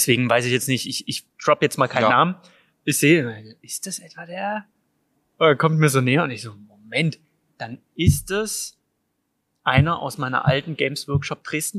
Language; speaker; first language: German; native; German